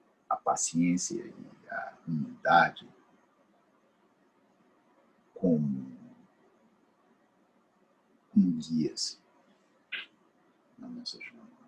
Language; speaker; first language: Portuguese; non-native, fluent; English